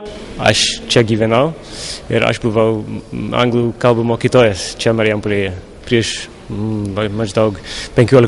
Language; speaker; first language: Lithuanian; non-native, learner; English